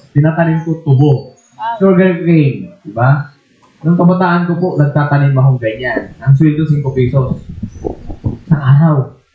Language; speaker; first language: Filipino; non-native, local second language; Waray